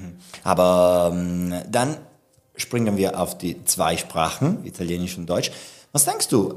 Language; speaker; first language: German; non-native, local second language; Italian